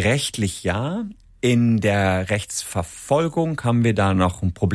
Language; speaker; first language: German; native; German